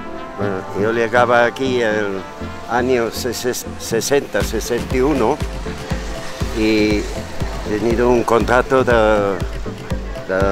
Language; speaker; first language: Spanish; non-native, fluent; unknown